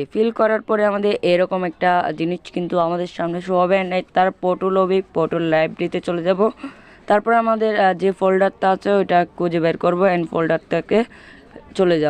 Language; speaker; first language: Bangla; native; Bangla